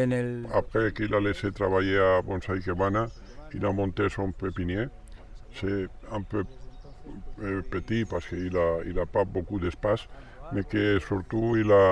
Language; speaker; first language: French; non-native, learner; Spanish